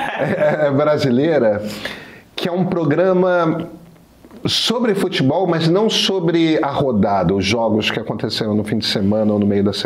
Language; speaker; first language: Portuguese; native; Portuguese